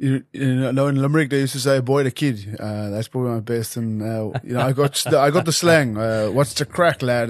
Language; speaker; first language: English; non-native, local second language; Afrikaans